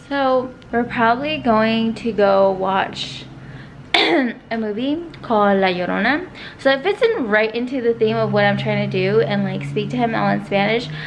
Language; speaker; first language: English; early bilingual, other home language; Spanish